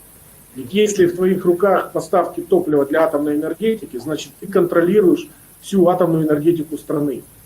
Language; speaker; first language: Russian; native; Russian